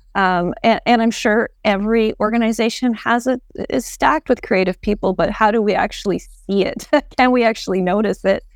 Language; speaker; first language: English; native; English